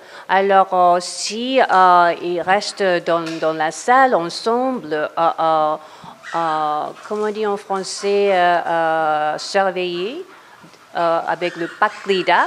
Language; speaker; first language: French; non-native, learner; English